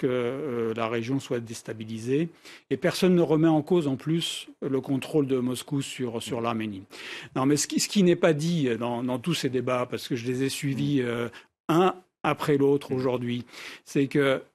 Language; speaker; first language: French; native; French